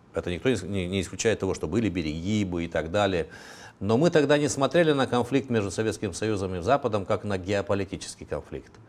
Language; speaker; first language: Russian; non-native, local second language; Romanian